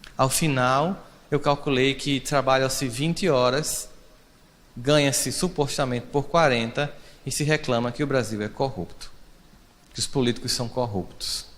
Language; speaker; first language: Portuguese; native; Portuguese